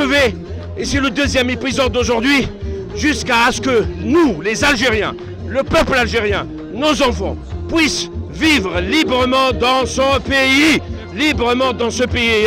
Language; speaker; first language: French; non-native, local second language; Arabic